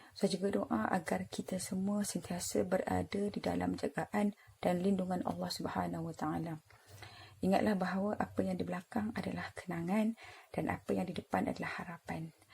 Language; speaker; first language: Malay; native; Malay